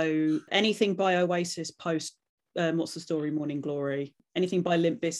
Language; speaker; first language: English; native; English